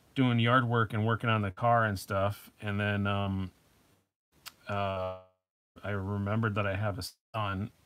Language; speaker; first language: English; native; English